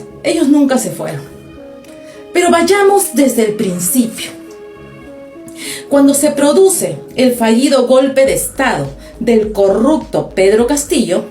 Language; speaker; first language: Spanish; native; Spanish